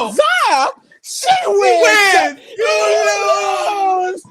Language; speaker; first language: English; native; English